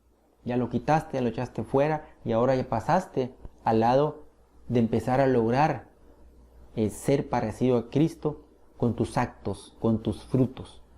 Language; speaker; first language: Spanish; native; Spanish